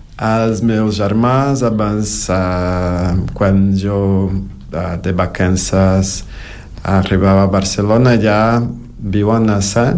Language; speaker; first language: Catalan; non-native, learner; Portuguese